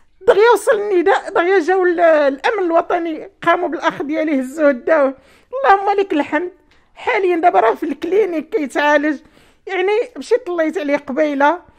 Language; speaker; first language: Arabic; native; Arabic